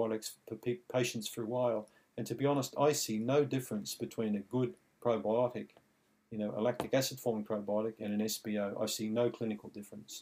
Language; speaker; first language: English; native; English